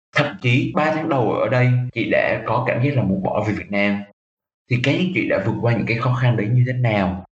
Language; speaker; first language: Vietnamese; native; Vietnamese